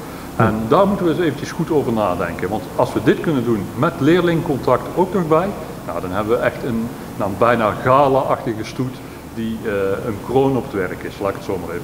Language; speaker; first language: Dutch; native; Dutch